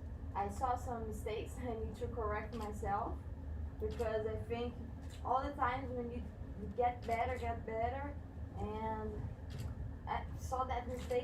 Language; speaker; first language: English; non-native, learner; Portuguese